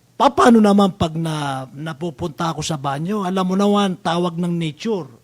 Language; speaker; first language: Filipino; non-native, local second language; Maranao